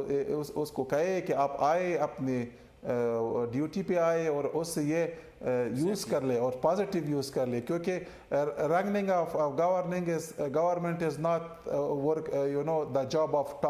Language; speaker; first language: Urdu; non-native, learner; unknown